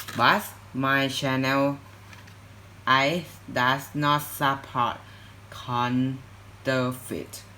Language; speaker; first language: English; non-native, learner; Thai